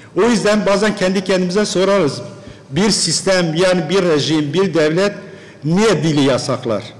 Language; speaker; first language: Turkish; non-native, local second language; Kurdish